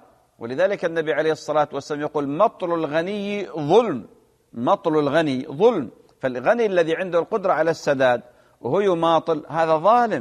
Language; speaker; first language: Arabic; native; Arabic